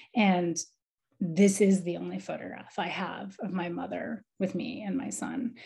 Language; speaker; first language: English; native; English